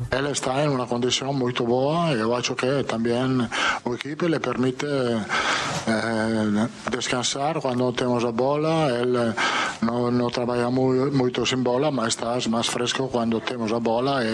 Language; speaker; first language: Portuguese; non-native, learner; Italian